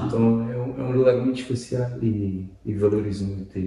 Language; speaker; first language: Portuguese; non-native, local second language; Kabuverdianu